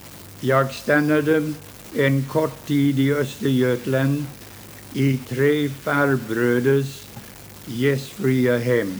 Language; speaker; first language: Swedish; early bilingual, heritage; Swedish